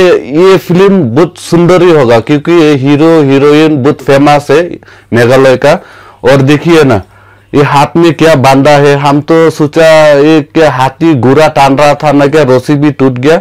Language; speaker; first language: Hindi; non-native, local second language; Khasi